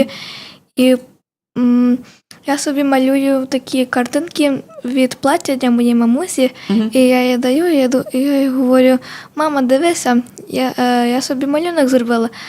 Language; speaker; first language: Ukrainian; early bilingual, heritage; Ukrainian